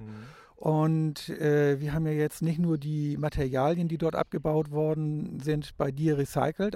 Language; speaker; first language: German; native; German